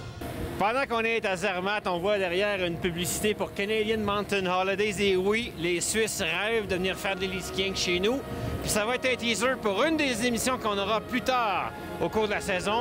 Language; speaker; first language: French; native; French